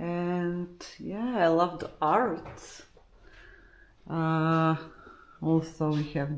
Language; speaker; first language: English; non-native, learner; Russian